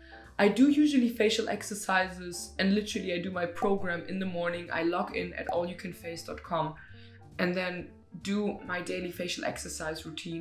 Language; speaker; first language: English; non-native, fluent; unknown